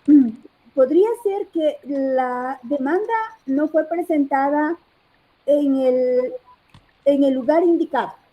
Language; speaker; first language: Spanish; native; Spanish